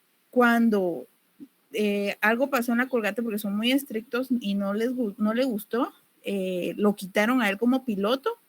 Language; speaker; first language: Spanish; native; Spanish